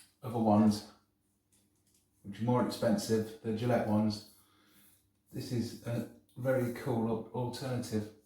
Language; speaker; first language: English; native; English